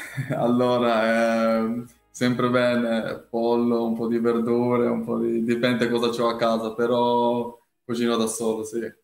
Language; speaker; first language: Italian; non-native, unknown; Albanian